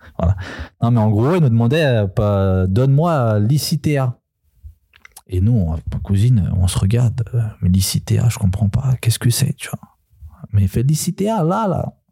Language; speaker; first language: French; early bilingual, other home language; Serbian